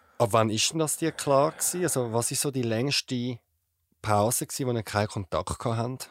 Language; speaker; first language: German; native; German